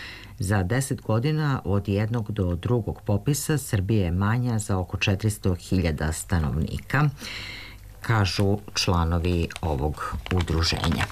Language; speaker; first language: Serbian; native; Serbian